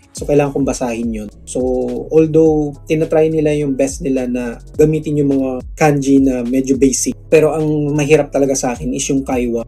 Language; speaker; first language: Filipino; non-native, local second language; Cebuano